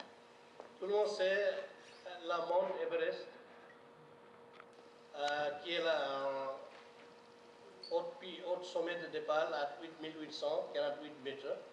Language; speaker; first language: French; non-native, learner; Nepali